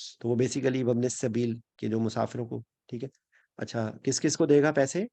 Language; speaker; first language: Urdu; native; Urdu